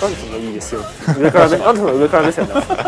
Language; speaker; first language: Japanese; native; Japanese